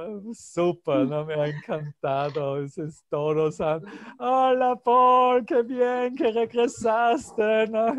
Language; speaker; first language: Spanish; non-native, fluent; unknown